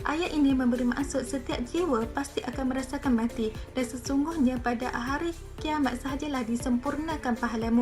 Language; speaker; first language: Malay; native; Malay